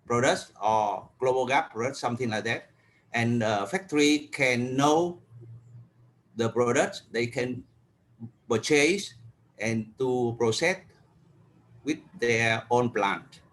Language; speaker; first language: English; non-native, learner; Vietnamese